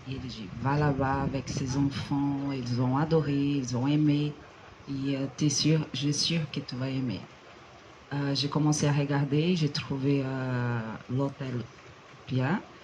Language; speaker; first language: French; non-native, fluent; Portuguese